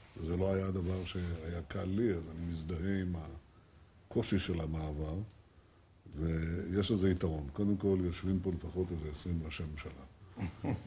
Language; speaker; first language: Hebrew; native; Hebrew